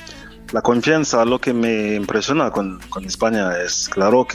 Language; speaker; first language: Spanish; non-native, fluent; French